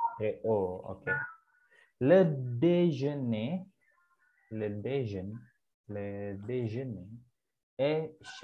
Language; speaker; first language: French; non-native, fluent; Indonesian